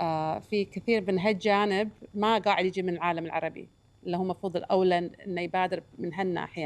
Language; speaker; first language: Arabic; native; Arabic